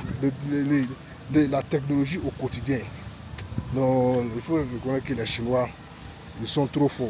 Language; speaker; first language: French; non-native, local second language; Bambara